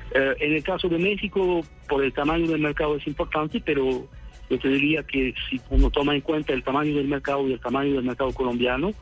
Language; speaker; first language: Spanish; non-native, fluent; Swedish